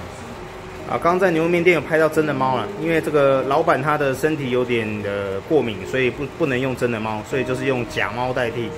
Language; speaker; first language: Chinese; native; Chinese